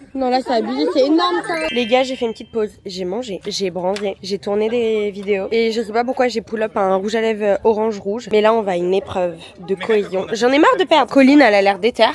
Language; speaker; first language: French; native; French